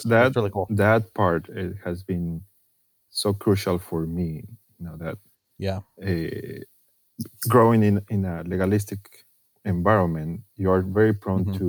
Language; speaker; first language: English; non-native, fluent; Spanish